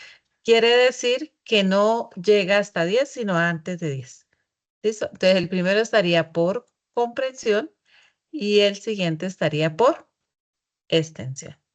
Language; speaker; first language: Spanish; native; Spanish